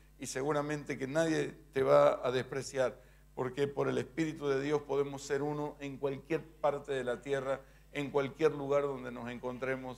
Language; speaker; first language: Spanish; native; Spanish